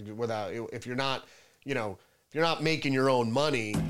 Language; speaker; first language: English; early bilingual, other home language; German